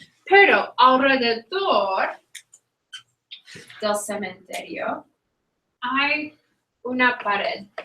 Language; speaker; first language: Spanish; non-native, fluent; English